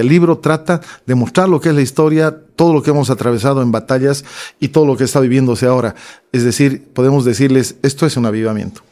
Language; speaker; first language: Spanish; native; Spanish